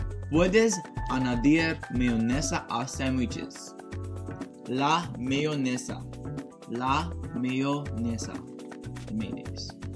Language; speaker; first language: Spanish; non-native, learner; English